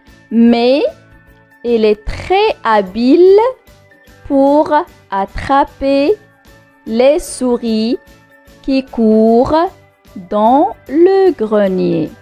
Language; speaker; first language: French; non-native, local second language; Arabic